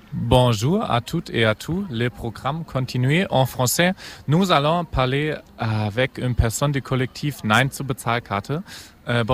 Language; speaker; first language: French; non-native, fluent; German